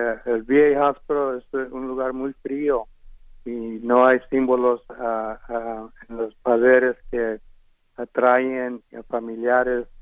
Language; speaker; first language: Spanish; early bilingual, heritage; Spanish